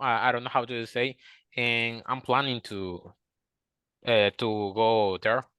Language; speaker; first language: English; non-native, learner; Spanish